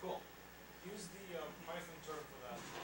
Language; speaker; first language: English; native; English